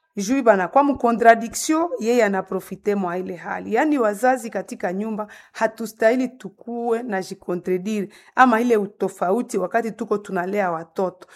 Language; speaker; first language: Swahili; native; Swahili